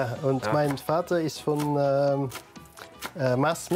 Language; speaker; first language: German; non-native, learner; Dutch